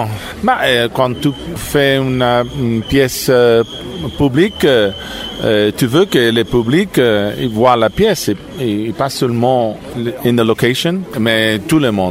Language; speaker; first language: French; non-native, learner; Italian